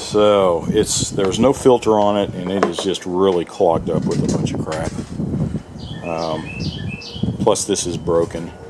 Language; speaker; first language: English; native; English